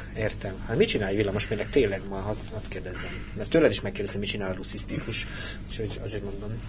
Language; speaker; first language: Hungarian; native; Hungarian